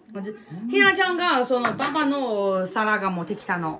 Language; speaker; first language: Japanese; non-native, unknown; Chinese